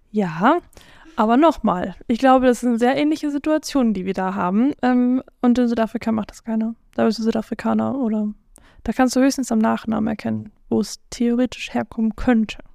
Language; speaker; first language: German; non-native, fluent; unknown